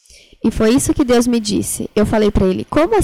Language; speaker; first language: Portuguese; native; Portuguese